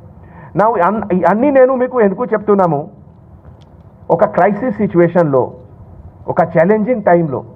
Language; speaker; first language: Telugu; non-native, local second language; Hindi